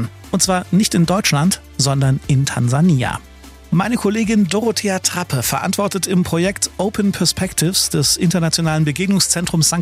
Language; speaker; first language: German; native; German